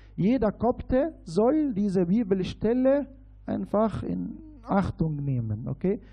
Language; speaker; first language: German; non-native, fluent; Arabic